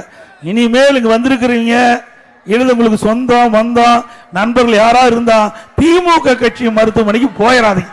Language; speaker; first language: Tamil; native; Tamil